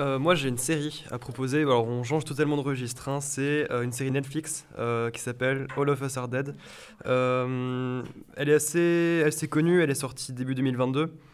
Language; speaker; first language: French; native; French